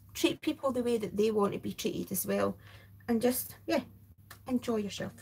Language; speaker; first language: English; native; English